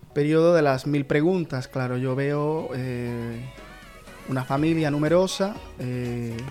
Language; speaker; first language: Spanish; native; Spanish